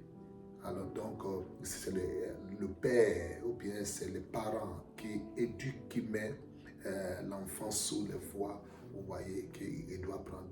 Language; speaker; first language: French; non-native, fluent; Akan